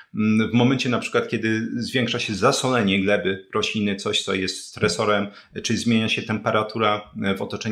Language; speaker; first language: Polish; native; Polish